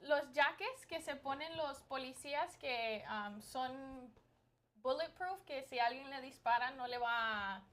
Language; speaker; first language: Spanish; early bilingual, other home language; English